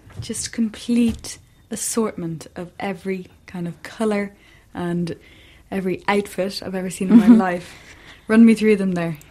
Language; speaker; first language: English; native; English